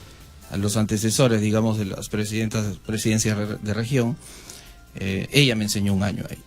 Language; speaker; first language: Spanish; native; Spanish